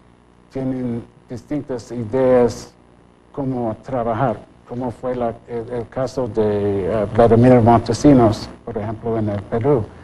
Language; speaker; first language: Spanish; non-native, fluent; English